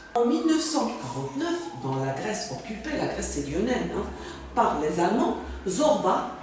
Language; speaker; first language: French; non-native, local second language; Arabic